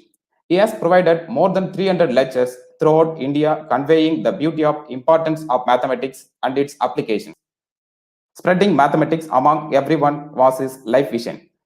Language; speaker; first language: English; non-native, local second language; Tamil